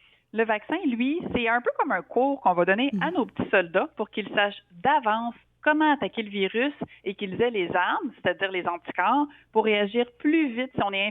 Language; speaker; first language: French; native; French